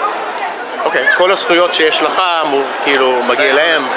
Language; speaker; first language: Hebrew; non-native, fluent; English